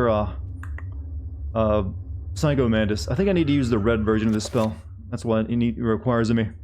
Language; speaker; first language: English; native; English